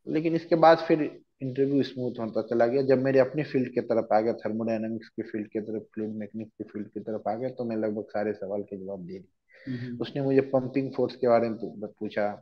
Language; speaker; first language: Hindi; native; Hindi